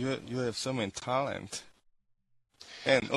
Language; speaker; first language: English; non-native, learner; Korean